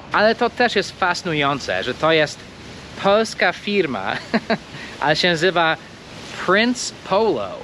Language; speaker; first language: Polish; non-native, fluent; English